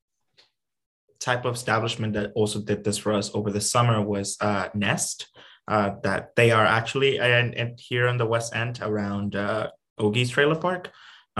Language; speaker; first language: English; non-native, fluent; Spanish